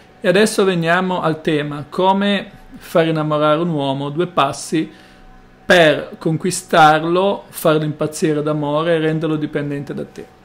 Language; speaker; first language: Italian; native; Italian